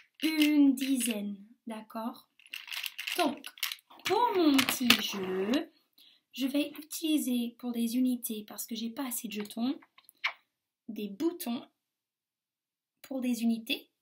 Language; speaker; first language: French; native; French